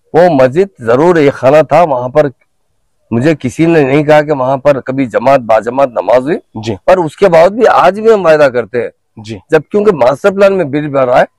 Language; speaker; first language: Hindi; non-native, local second language; Urdu